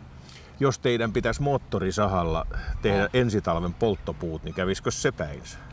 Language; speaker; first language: Finnish; native; Finnish